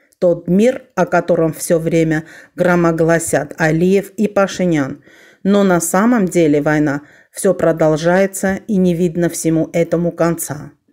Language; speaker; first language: Russian; non-native, fluent; Armenian